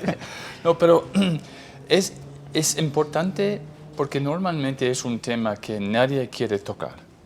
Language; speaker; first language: Spanish; non-native, fluent; English